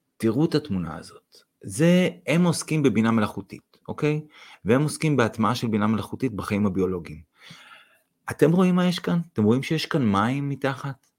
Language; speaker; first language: Hebrew; non-native, fluent; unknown